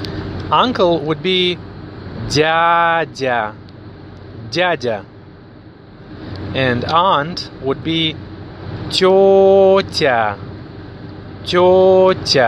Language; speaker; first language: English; non-native, fluent; Russian